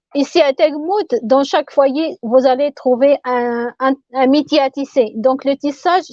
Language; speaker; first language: French; non-native, local second language; Arabic